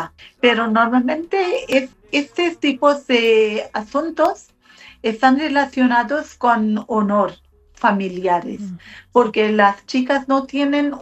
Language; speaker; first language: Spanish; non-native, learner; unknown